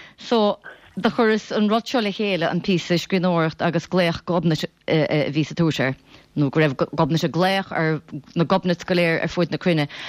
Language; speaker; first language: Irish; native; Irish